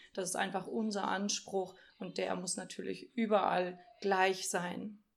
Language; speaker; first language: German; early bilingual, other home language; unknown